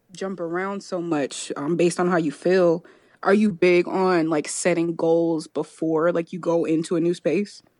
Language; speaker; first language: English; native; English